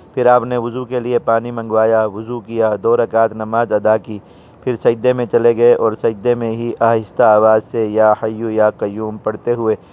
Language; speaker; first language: Urdu; native; Urdu